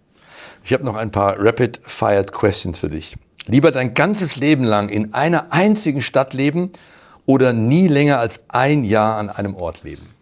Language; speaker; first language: German; native; German